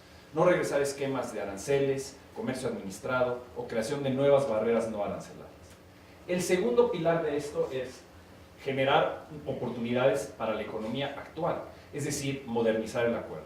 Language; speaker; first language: Spanish; native; Spanish